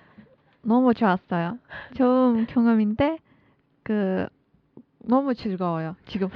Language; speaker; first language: Korean; non-native, learner; Turkish